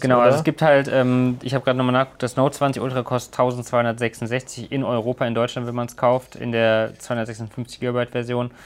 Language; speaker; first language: German; native; German